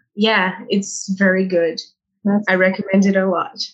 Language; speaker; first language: English; non-native, fluent; Portuguese